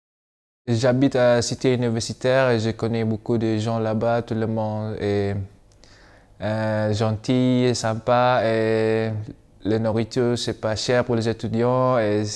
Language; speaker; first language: French; non-native, learner; Malay